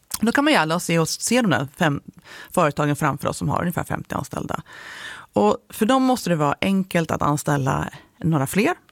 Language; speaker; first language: Swedish; native; Swedish